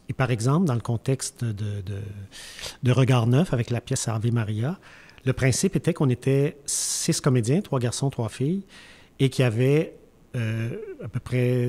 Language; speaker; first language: French; native; French